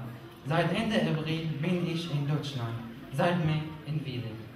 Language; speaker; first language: German; non-native, learner; Arabic